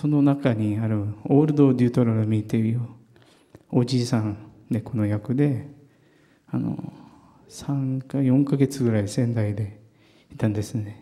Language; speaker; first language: Japanese; non-native, fluent; Korean